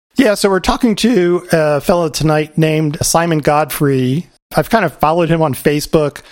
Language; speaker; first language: English; native; English